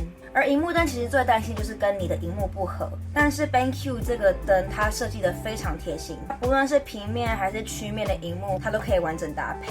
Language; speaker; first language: Chinese; native; Chinese